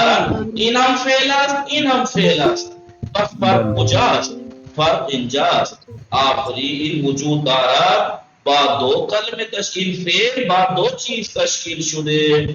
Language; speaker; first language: Persian; non-native, fluent; Urdu